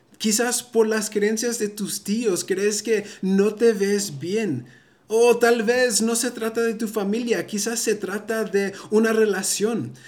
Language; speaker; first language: Spanish; early bilingual, heritage; Spanish